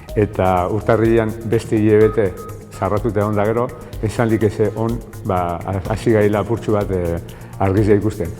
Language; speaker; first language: Basque; native; Basque